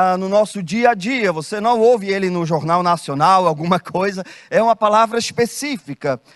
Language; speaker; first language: Portuguese; non-native, fluent; German